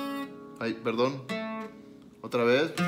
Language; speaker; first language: Spanish; native; Spanish